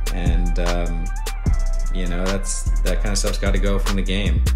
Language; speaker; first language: English; native; English